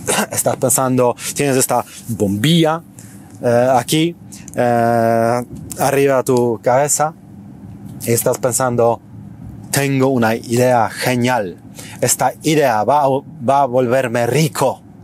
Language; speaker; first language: Spanish; non-native, fluent; Polish